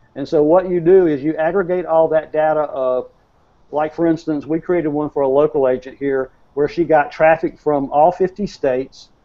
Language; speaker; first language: English; native; English